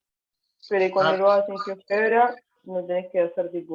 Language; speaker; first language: Spanish; native; Spanish